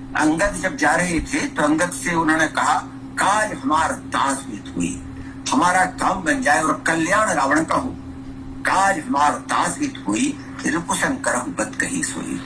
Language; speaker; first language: Hindi; native; Hindi